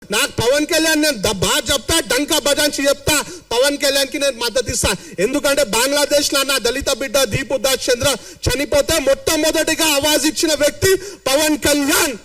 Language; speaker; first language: Telugu; native; Telugu